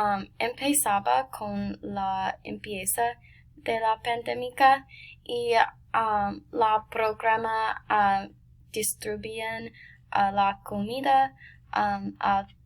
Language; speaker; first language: Spanish; non-native, learner; English